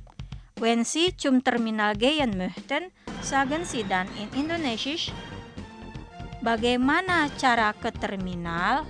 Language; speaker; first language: German; non-native, fluent; Indonesian